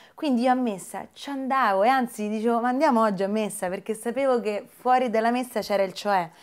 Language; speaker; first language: Italian; native; Italian